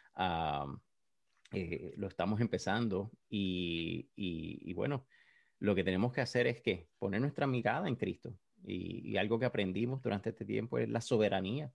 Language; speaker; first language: Spanish; native; Spanish